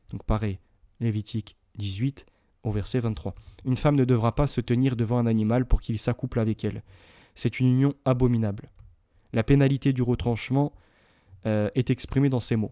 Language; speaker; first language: French; native; French